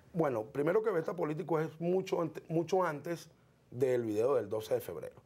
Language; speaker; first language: Spanish; native; Spanish